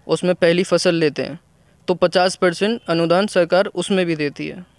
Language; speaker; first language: Hindi; native; Hindi